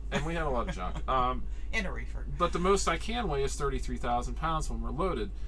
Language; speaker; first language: English; native; English